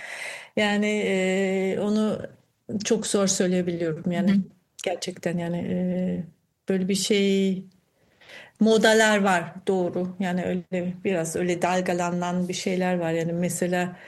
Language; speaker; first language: Turkish; non-native, fluent; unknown